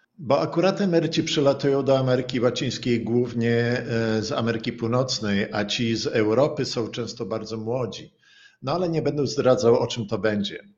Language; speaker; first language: Polish; native; Polish